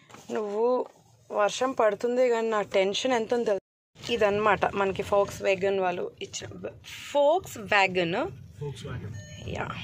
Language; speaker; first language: Telugu; native; Telugu